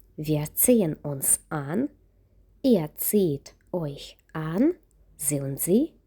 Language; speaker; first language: German; non-native, fluent; Ukrainian